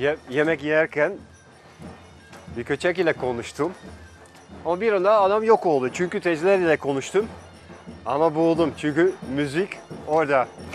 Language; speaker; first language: Turkish; non-native, fluent; Dutch